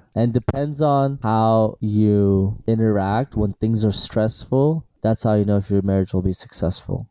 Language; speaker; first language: English; early bilingual, other home language; Assyrian Neo-Aramaic